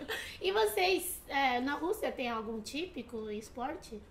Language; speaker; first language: Portuguese; non-native, fluent; Chinese